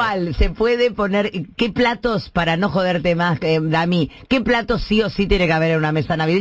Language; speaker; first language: Spanish; native; Spanish